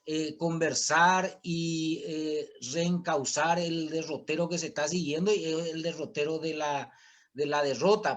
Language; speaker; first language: Spanish; native; Spanish